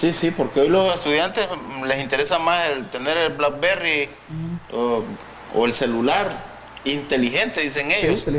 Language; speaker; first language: Spanish; native; Spanish